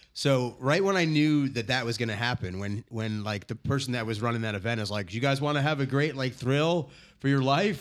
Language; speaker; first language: English; native; English